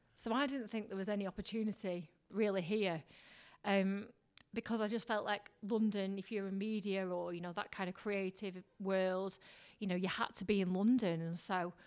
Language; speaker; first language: English; native; English